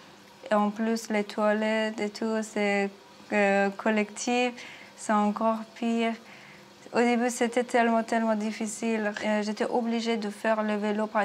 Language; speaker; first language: French; non-native, learner; Persian